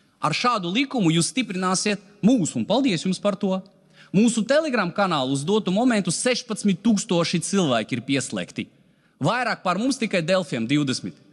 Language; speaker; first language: Latvian; non-native, local second language; Russian